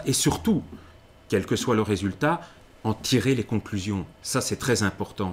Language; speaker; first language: French; native; French